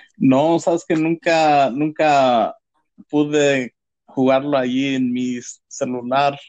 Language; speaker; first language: Spanish; early bilingual, heritage; Spanish